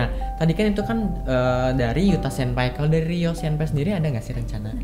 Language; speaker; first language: Indonesian; native; Indonesian